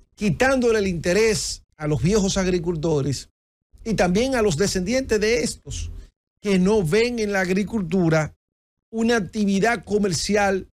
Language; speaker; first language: Spanish; native; Spanish